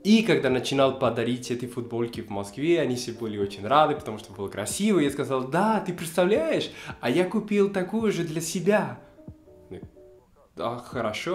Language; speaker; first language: Russian; non-native, fluent; Spanish